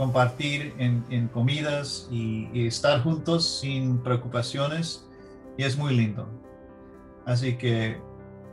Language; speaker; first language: Spanish; early bilingual, heritage; English